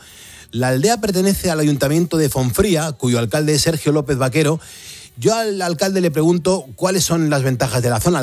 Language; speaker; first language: Spanish; native; Spanish